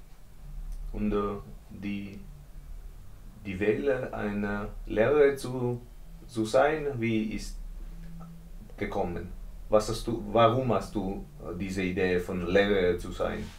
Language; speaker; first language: German; non-native, learner; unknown